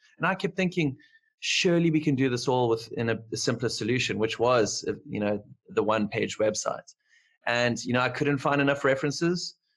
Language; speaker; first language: English; native; English